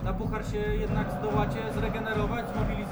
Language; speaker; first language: Polish; native; Polish